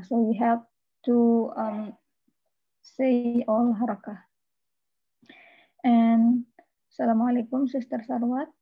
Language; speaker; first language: English; non-native, learner; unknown